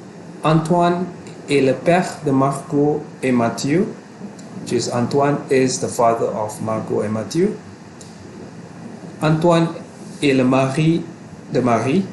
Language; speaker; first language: French; non-native, fluent; Malay